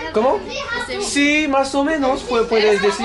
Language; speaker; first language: Spanish; non-native, learner; French